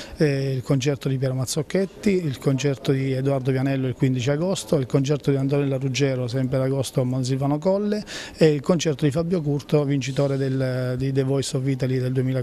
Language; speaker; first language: Italian; native; Italian